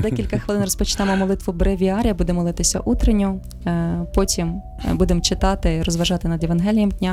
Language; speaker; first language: Ukrainian; native; Ukrainian